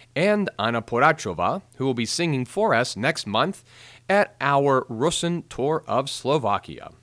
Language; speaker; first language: English; native; English